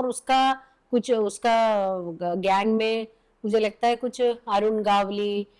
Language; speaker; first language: Hindi; non-native, local second language; Malayalam